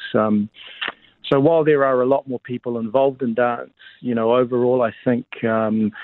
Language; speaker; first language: English; native; English